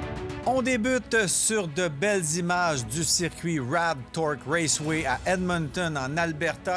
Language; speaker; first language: French; native; French